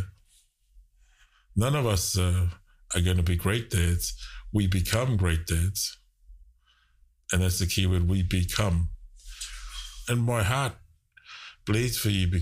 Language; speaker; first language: English; native; English